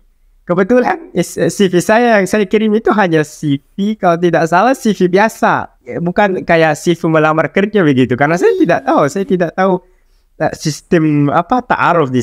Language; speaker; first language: Indonesian; non-native, local second language; Arabic